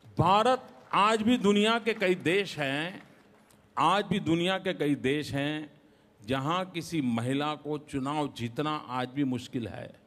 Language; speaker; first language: Hindi; non-native, local second language; Gujarati